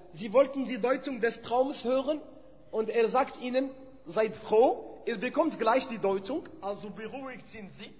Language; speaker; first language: German; non-native, fluent; Arabic